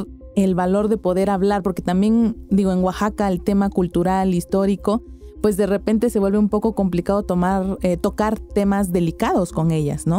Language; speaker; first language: Spanish; native; Spanish